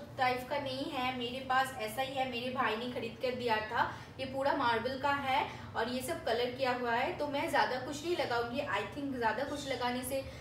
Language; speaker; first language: Hindi; non-native, local second language; Bangla